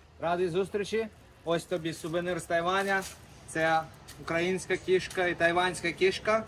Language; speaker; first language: Ukrainian; non-native, local second language; Russian